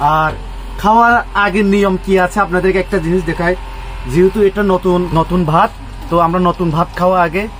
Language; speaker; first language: Bangla; non-native, local second language; Marma